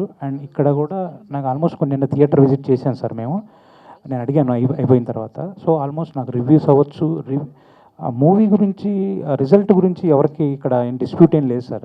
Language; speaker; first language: Telugu; native; Telugu